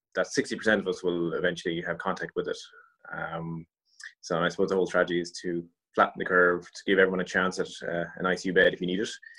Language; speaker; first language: English; native; English